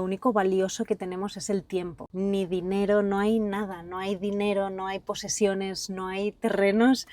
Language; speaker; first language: Spanish; native; Spanish